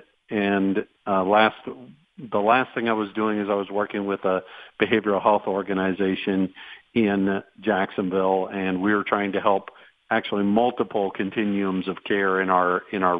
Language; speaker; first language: English; native; English